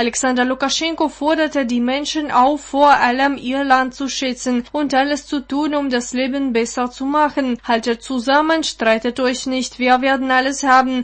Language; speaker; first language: German; non-native, fluent; Russian